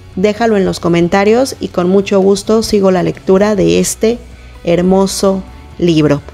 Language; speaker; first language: Spanish; native; Spanish